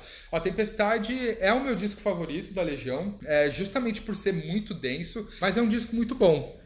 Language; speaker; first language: Portuguese; native; Portuguese